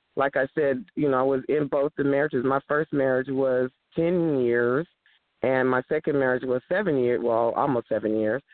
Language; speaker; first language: English; native; English